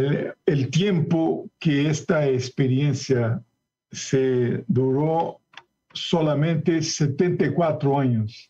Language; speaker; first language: Spanish; non-native, learner; Portuguese